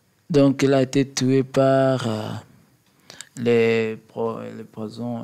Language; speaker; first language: French; non-native, learner; English